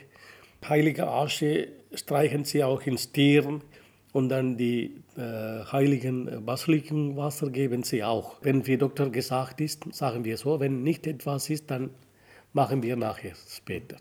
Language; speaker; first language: German; non-native, learner; Tamil